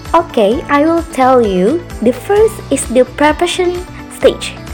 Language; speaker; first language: English; non-native, fluent; Indonesian